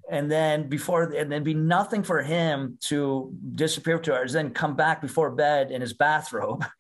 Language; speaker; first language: English; native; English